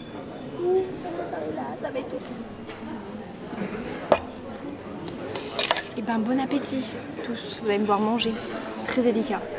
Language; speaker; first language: French; native; French